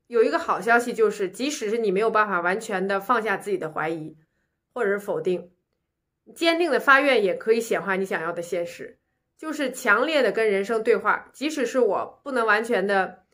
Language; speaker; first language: Chinese; native; Chinese